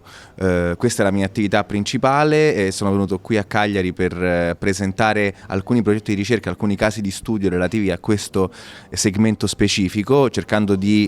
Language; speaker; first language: Italian; native; Italian